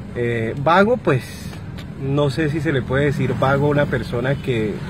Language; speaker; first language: Spanish; native; Spanish